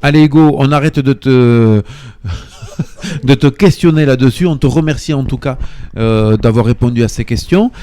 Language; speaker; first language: French; native; French